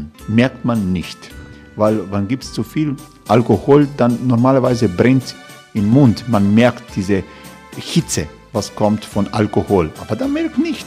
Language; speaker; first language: German; non-native, learner; Croatian